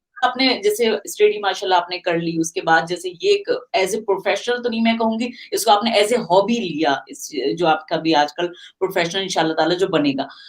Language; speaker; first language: Urdu; native; Urdu